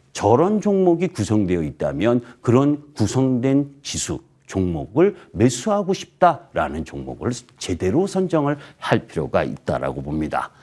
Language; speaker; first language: Korean; native; Korean